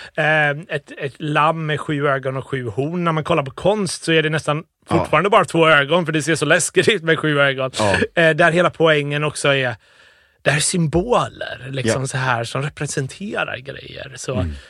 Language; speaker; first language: Swedish; native; Swedish